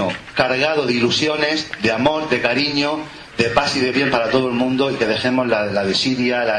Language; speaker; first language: Spanish; native; Spanish